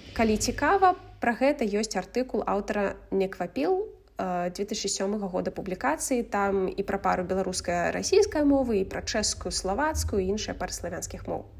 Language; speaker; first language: Belarusian; non-native, local second language; Russian